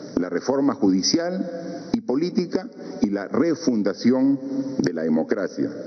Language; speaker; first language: Spanish; native; Spanish